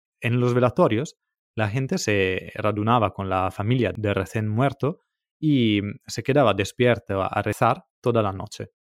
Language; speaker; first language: Spanish; non-native, fluent; Italian